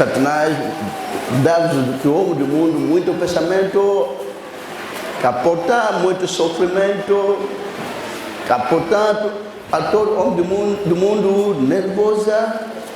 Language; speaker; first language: Portuguese; non-native, learner; Lingala